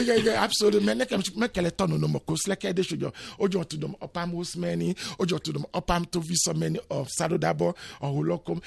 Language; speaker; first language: Hungarian; non-native, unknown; Yoruba